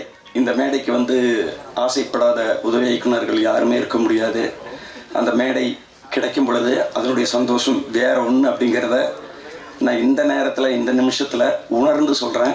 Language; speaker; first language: Tamil; native; Tamil